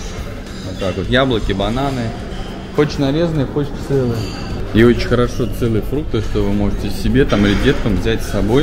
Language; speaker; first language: Russian; native; Russian